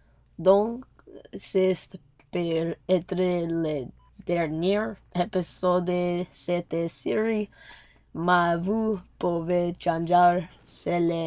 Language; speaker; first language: French; non-native, learner; English